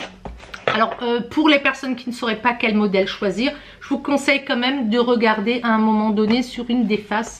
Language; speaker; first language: French; native; French